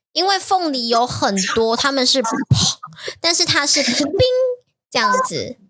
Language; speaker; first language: Chinese; native; Chinese